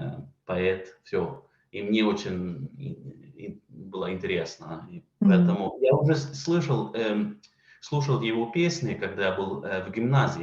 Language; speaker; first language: Russian; non-native, fluent; Swedish